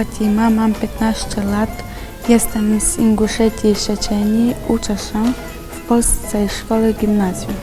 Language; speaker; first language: Polish; non-native, fluent; Chechen